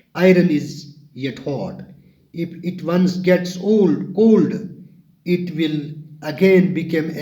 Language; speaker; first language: English; non-native, local second language; Urdu